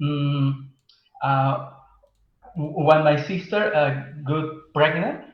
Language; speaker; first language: English; non-native, learner; Spanish